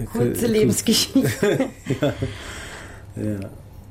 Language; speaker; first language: German; native; German